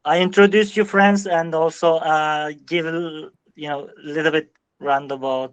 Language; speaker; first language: English; non-native, learner; Turkish